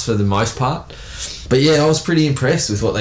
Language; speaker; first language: English; native; English